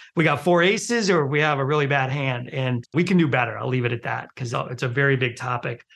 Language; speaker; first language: English; early bilingual, other home language; Hindi